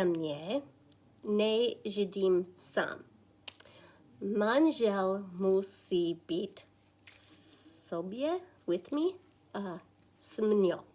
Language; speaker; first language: Czech; non-native, learner; English